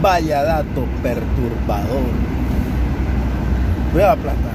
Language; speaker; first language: Spanish; native; Spanish